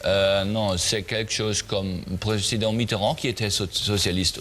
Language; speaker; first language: French; non-native, learner; German